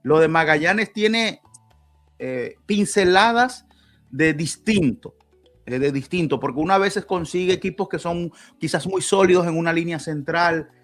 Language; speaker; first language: Spanish; native; Spanish